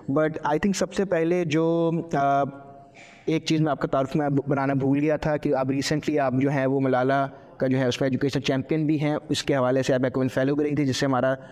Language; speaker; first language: Urdu; native; Urdu